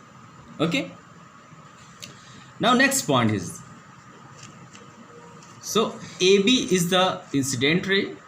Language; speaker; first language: English; non-native, local second language; Hindi